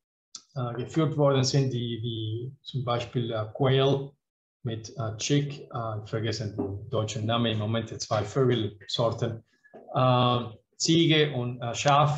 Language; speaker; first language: German; non-native, fluent; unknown